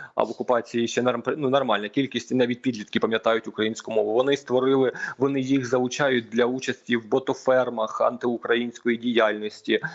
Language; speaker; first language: Ukrainian; non-native, local second language; Russian